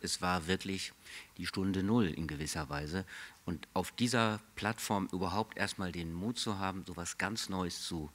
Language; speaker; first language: German; native; German